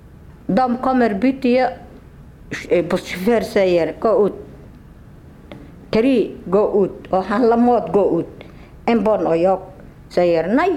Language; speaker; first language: Swedish; non-native, learner; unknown